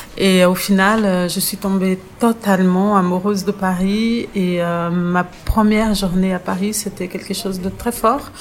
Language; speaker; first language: French; non-native, fluent; Portuguese